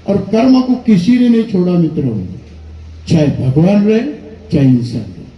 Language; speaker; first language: Hindi; non-native, local second language; Marathi